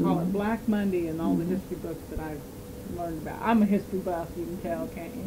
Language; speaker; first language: English; native; English